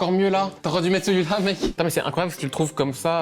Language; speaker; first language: French; native; French